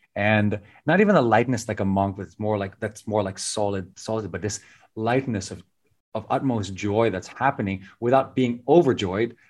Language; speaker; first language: English; non-native, local second language; Filipino